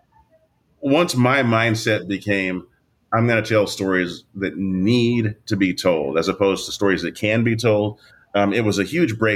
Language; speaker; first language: English; native; English